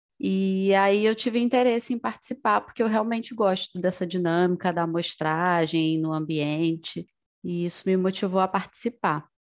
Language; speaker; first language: Portuguese; native; Portuguese